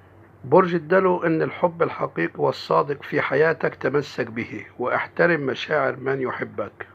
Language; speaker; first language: Arabic; native; Arabic